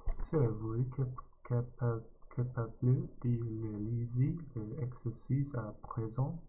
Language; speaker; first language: French; non-native, learner; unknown